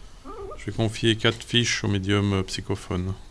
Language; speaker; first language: French; native; French